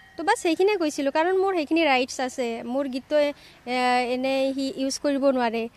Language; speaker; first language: Assamese; non-native, local second language; Bangla